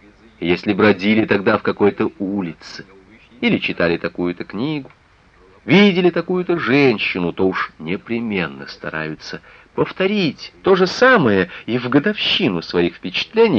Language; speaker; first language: Russian; native; Russian